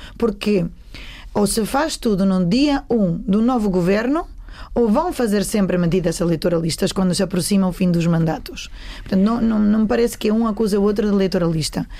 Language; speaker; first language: Portuguese; native; Portuguese